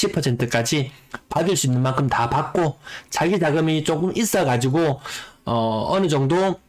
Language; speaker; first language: Korean; native; Korean